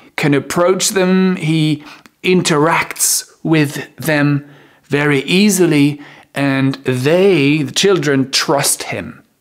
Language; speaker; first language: English; non-native, fluent; French